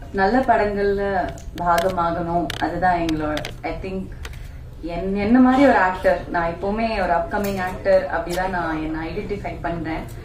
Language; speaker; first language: Tamil; non-native, local second language; Malayalam